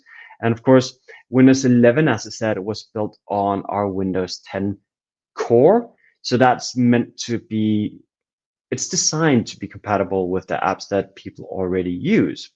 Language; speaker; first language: English; non-native, fluent; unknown